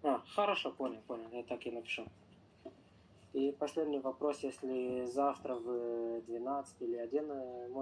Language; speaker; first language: Russian; non-native, local second language; Romanian